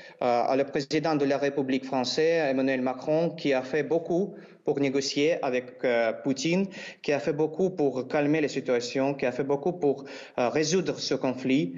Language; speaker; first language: French; non-native, learner; Russian